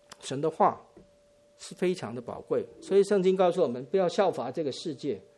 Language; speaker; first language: Chinese; non-native, local second language; Cantonese